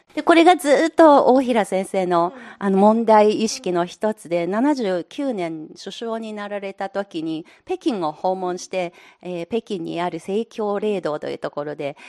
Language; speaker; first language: Japanese; non-native, fluent; Chinese